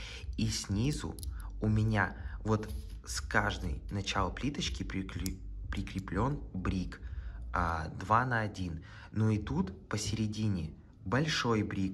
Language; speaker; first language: Russian; native; Russian